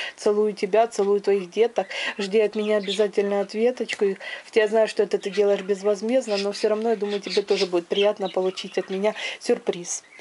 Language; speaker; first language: Russian; non-native, local second language; Ukrainian